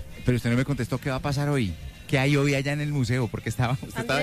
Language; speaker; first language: Spanish; native; Spanish